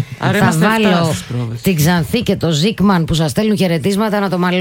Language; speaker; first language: Greek; native; Greek